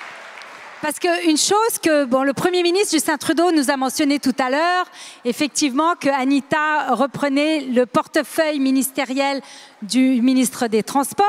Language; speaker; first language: French; native; French